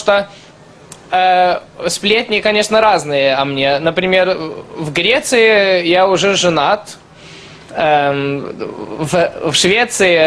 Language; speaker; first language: Russian; early bilingual, heritage; Russian